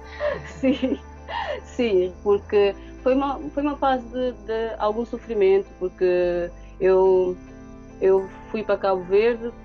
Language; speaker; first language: Portuguese; non-native, local second language; Kabuverdianu